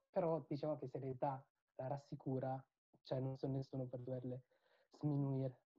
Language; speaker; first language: Italian; early bilingual, other home language; Tamil